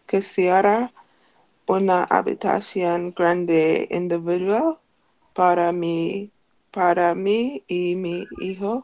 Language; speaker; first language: Spanish; non-native, learner; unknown